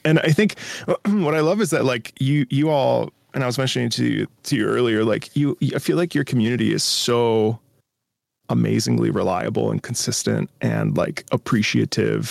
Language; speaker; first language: English; early bilingual, other home language; Italian